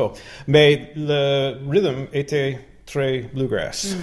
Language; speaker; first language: French; non-native, learner; English